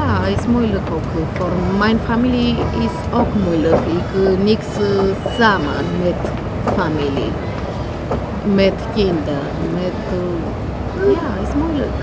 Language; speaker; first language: Dutch; non-native, learner; Romanian